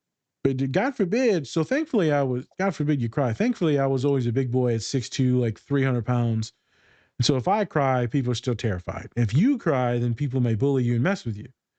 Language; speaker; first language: English; native; English